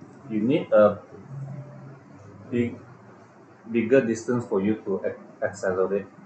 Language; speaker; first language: English; non-native, local second language; Malay